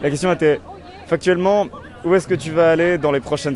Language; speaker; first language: French; native; French